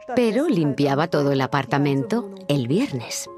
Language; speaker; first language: Spanish; non-native, fluent; German